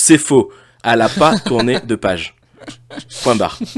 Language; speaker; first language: French; native; French